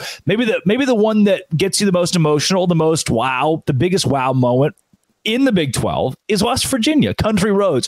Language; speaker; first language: English; native; English